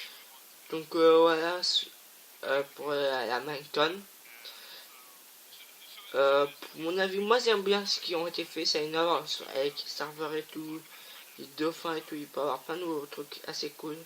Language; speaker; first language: French; native; French